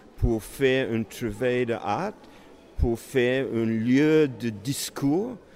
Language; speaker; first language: French; non-native, learner; English